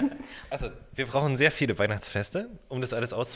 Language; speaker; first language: German; native; German